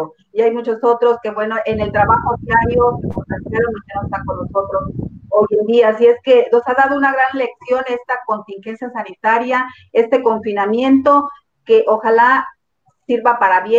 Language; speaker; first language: Spanish; native; Spanish